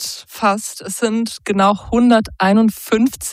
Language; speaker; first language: German; native; German